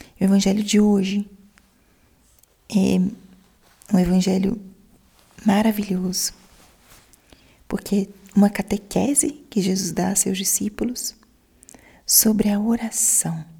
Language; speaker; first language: Portuguese; native; Portuguese